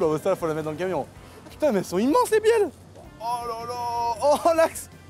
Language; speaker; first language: French; native; French